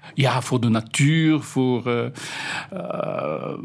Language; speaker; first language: Dutch; non-native, fluent; French